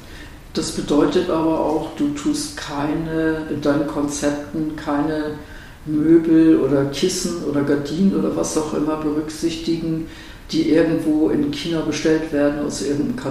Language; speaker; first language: German; native; German